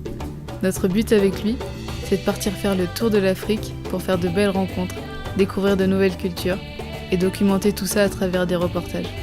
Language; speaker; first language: French; native; French